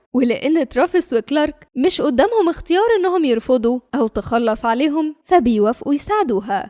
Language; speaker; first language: Arabic; native; Arabic